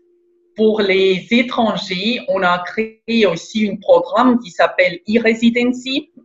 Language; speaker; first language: French; non-native, fluent; Estonian